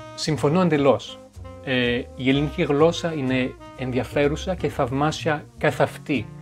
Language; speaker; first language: Greek; non-native, fluent; French